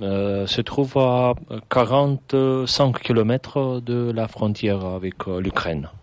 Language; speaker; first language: French; non-native, fluent; Romanian